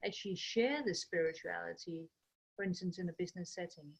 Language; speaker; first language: English; non-native, fluent; Danish